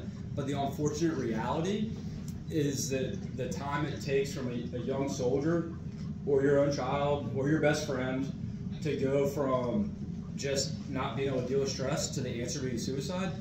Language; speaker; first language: English; native; English